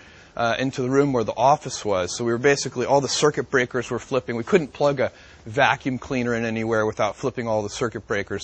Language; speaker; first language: English; native; English